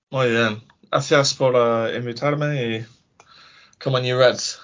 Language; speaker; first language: Spanish; non-native, learner; English